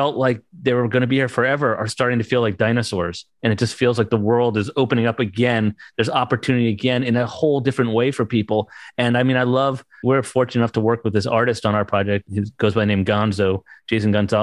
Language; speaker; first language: English; native; English